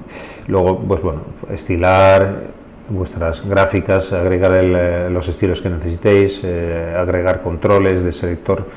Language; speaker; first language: Spanish; native; Spanish